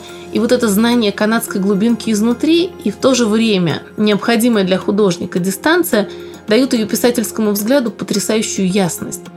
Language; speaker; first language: Russian; native; Russian